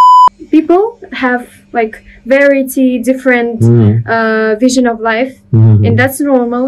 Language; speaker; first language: English; non-native, learner; Russian